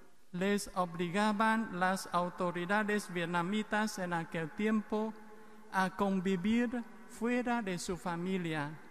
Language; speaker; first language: Spanish; non-native, fluent; Vietnamese